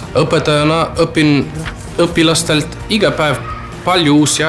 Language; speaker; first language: Estonian; non-native, fluent; Macedonian